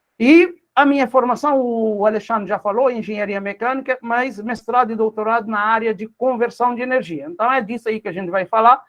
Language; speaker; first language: Portuguese; non-native, local second language; Kabuverdianu